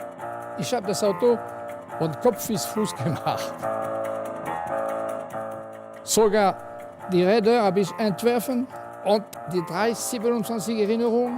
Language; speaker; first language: German; non-native, fluent; French